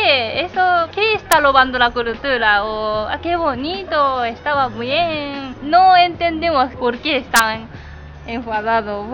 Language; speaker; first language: Spanish; non-native, learner; Japanese